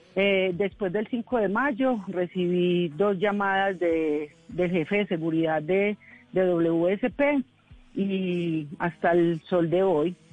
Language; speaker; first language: Spanish; native; Spanish